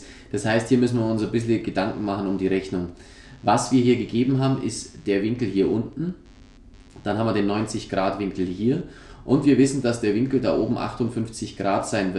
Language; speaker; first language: German; native; German